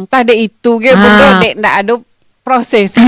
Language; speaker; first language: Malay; non-native, local second language; Minangkabau